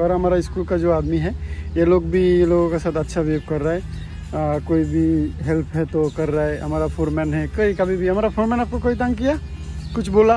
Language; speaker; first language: Hindi; non-native, learner; Bangla